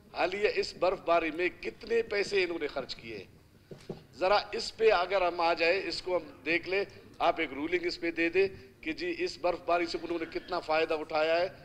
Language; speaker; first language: Urdu; non-native, local second language; Brahui